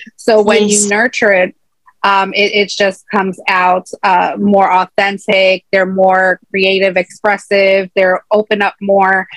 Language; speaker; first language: English; native; English